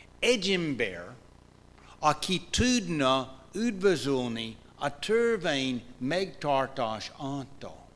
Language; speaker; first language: Hungarian; non-native, fluent; English